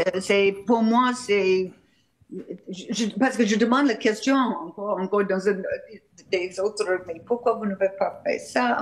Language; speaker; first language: French; non-native, fluent; English